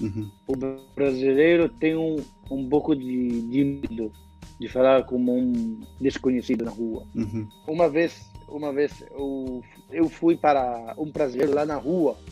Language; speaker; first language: Portuguese; non-native, fluent; Arabic